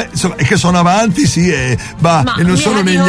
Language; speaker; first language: Italian; native; Italian